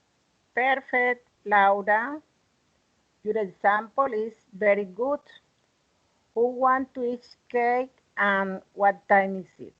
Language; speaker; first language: English; non-native, learner; Spanish